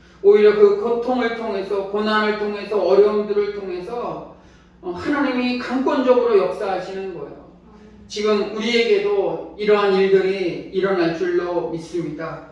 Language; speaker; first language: Korean; native; Korean